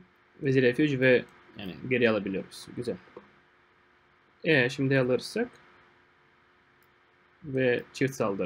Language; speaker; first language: Turkish; non-native, fluent; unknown